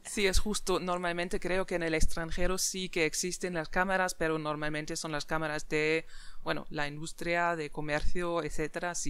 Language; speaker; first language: Spanish; non-native, fluent; German